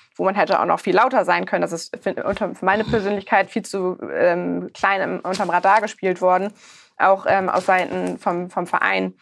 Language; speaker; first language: German; native; German